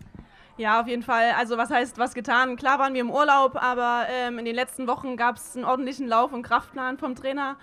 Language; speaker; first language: German; native; German